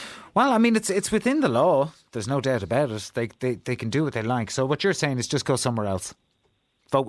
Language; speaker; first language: English; native; English